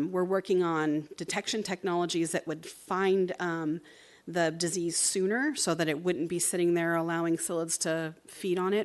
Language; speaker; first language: English; native; English